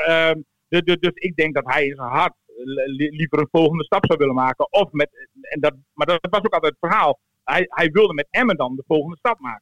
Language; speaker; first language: Dutch; native; Dutch